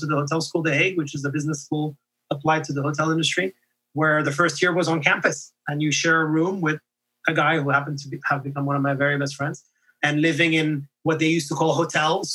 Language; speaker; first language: English; non-native, fluent; French